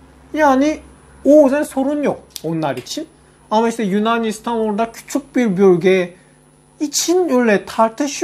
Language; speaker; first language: Turkish; non-native, learner; Korean